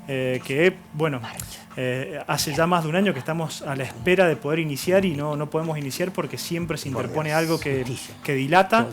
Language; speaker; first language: Spanish; native; Spanish